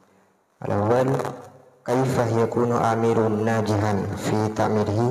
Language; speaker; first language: Arabic; non-native, learner; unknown